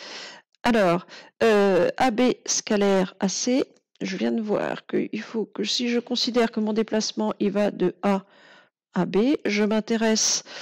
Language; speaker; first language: French; native; French